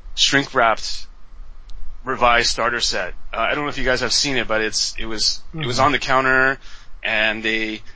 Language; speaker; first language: English; native; English